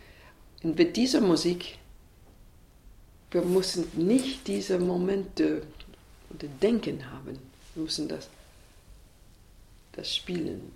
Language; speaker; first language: German; non-native, learner; English